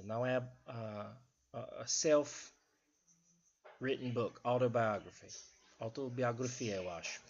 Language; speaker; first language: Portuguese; non-native, learner; English